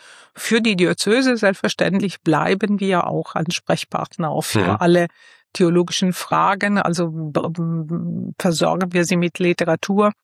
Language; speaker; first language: German; non-native, fluent; Italian